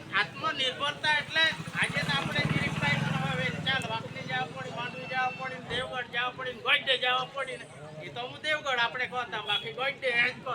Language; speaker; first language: Gujarati; non-native, local second language; Bhili